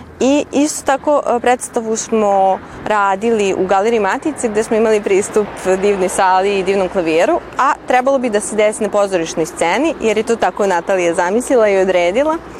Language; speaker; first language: Serbian; native; Serbian